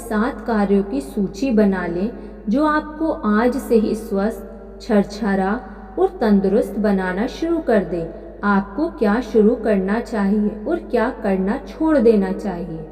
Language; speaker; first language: Hindi; native; Hindi